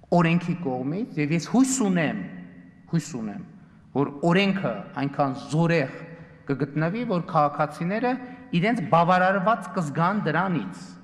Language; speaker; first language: Armenian; native; Armenian